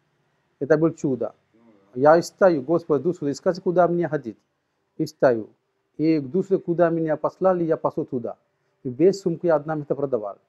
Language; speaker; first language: Russian; non-native, learner; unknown